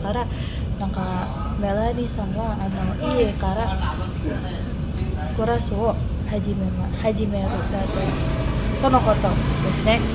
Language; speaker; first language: Japanese; non-native, learner; Indonesian